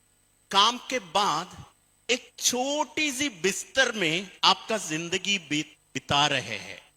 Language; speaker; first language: Hindi; non-native, local second language; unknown